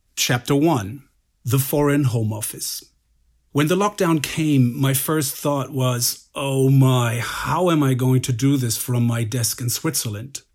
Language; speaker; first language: English; non-native, fluent; German